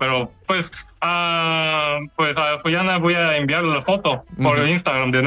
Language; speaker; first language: Spanish; non-native, fluent; Korean